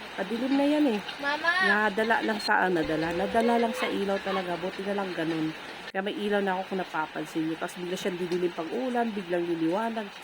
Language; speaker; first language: Filipino; non-native, local second language; Cebuano